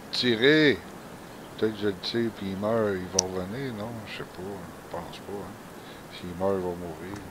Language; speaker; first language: French; native; French